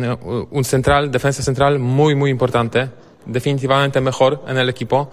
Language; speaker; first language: Spanish; non-native, fluent; Polish